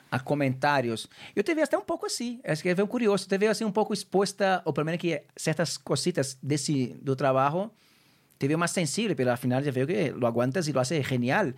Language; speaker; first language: Spanish; non-native, fluent; Portuguese